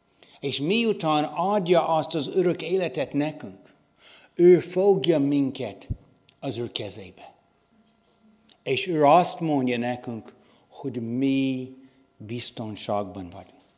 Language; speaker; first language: Hungarian; non-native, learner; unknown